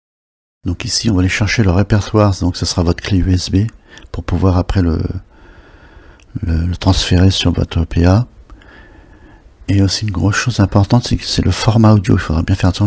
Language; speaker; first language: French; native; French